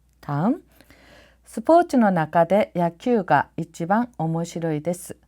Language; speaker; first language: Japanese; non-native, fluent; Korean